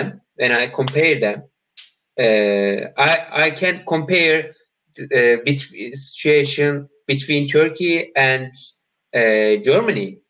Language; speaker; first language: English; non-native, learner; Turkish